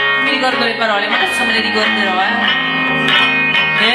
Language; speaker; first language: Italian; native; Italian